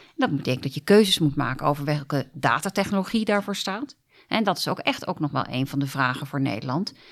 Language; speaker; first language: Dutch; native; Dutch